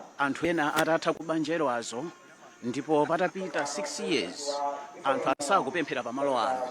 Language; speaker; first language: Nyanja; native; Nyanja